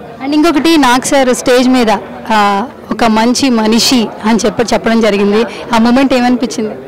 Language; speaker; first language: Telugu; native; Telugu